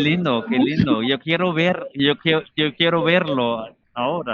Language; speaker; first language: Spanish; non-native, fluent; German